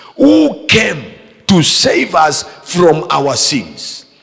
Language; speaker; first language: English; non-native, local second language; Swahili